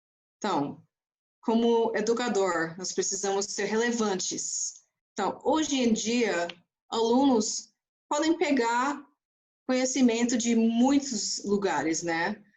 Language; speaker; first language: Portuguese; non-native, fluent; English